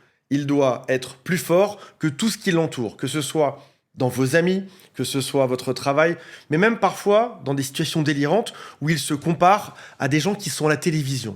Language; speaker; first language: French; native; French